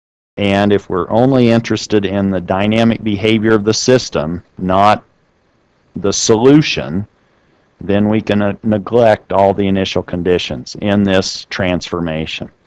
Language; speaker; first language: English; native; English